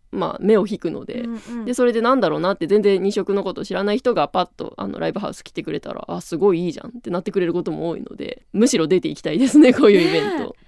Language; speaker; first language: Japanese; native; Japanese